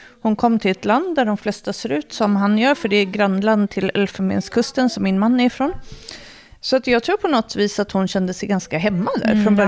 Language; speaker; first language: Swedish; native; Swedish